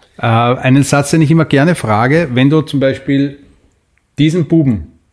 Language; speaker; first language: German; native; German